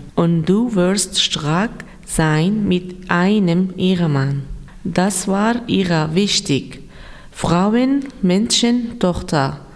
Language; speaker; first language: German; non-native, learner; Persian